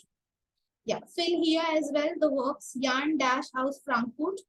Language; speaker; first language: German; non-native, fluent; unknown